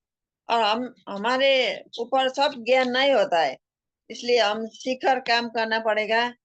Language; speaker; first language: Hindi; non-native, local second language; Nepali